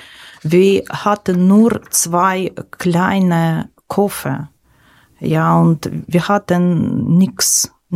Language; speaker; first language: German; non-native, learner; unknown